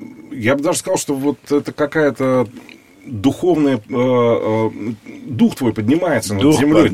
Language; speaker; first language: Russian; native; Russian